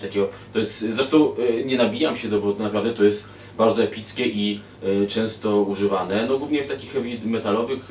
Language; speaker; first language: Polish; native; Polish